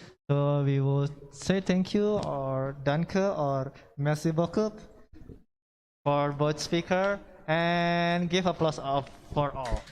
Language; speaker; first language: English; non-native, learner; Indonesian